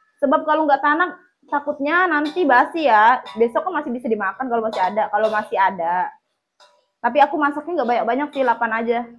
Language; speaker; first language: Indonesian; native; Indonesian